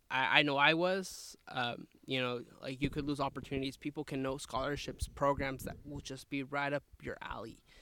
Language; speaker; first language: English; early bilingual, other home language; Spanish